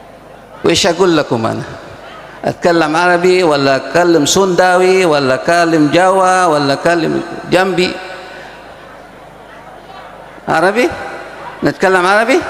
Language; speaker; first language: Arabic; non-native, fluent; Indonesian